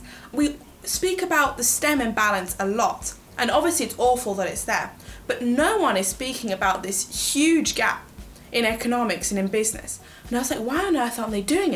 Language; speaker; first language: English; native; English